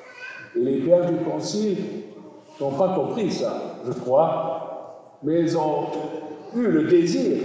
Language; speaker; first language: French; non-native, learner; German